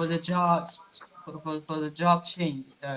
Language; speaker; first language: English; non-native, learner; Chinese